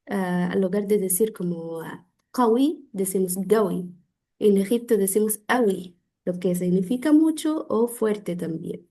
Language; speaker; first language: Spanish; non-native, fluent; Arabic